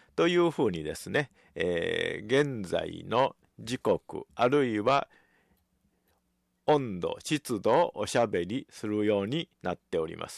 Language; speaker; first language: Japanese; native; Japanese